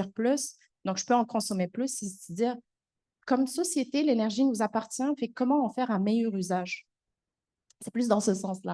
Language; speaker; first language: French; native; French